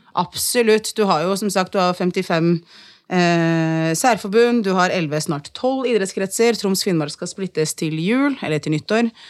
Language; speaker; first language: Norwegian; early bilingual, other home language; Arabic